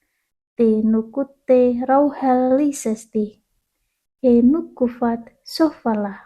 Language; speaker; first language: Finnish; non-native, learner; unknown